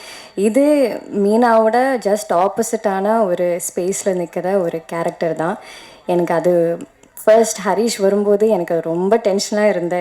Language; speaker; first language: Tamil; non-native, learner; Malayalam